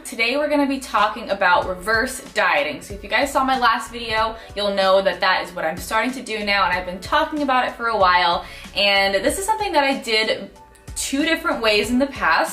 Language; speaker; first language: English; native; English